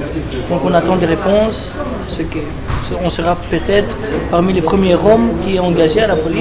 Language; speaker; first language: French; early bilingual, other home language; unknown